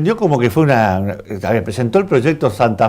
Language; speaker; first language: Spanish; native; Spanish